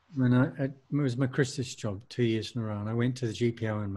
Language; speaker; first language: English; native; English